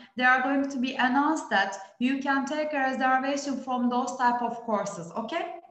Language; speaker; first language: English; non-native, fluent; Turkish